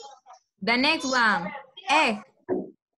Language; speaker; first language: English; non-native, fluent; Spanish